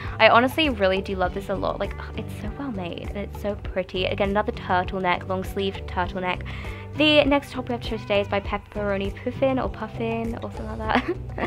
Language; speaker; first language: English; native; English